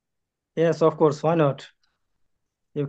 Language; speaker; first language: English; non-native, learner; Bangla